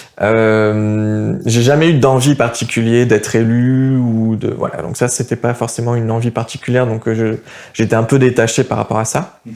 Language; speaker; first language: French; early bilingual, other home language; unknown